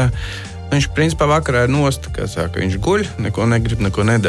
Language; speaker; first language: Latvian; native; Latvian